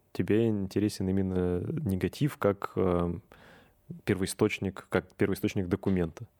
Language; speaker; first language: Russian; native; Russian